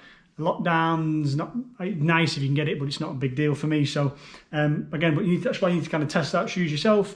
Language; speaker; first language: English; native; English